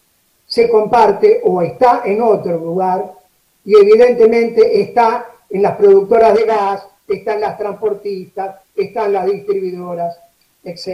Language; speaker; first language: Spanish; native; Spanish